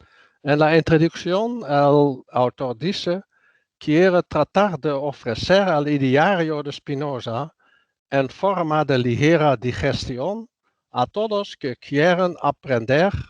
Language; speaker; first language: Spanish; non-native, fluent; Dutch